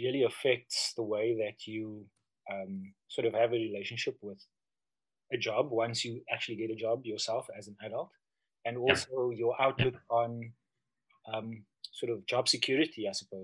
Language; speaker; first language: English; native; English